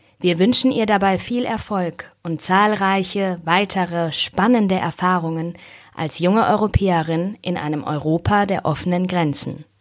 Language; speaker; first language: German; native; German